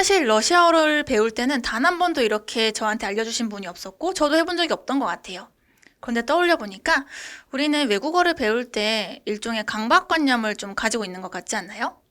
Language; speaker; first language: Korean; native; Korean